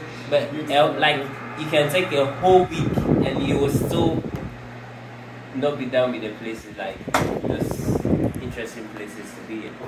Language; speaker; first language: English; non-native, local second language; Akan